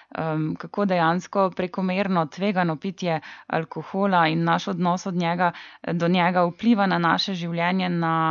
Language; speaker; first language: Slovenian; native; Slovenian